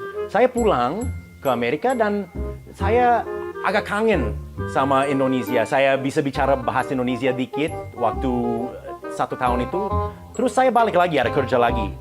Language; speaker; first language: Indonesian; non-native, fluent; English